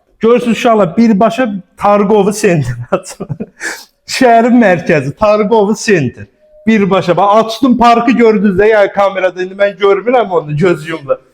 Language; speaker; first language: Azerbaijani; native; Azerbaijani